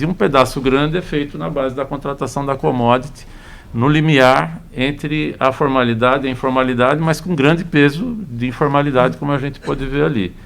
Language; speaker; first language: Portuguese; native; Portuguese